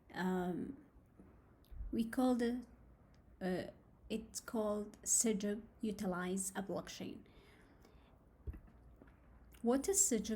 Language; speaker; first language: English; non-native, learner; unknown